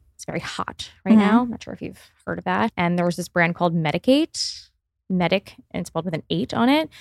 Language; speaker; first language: English; native; English